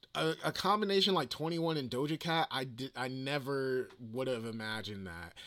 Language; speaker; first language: English; native; English